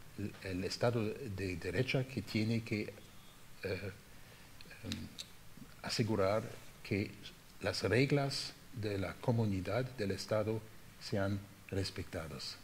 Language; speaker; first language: Spanish; non-native, fluent; German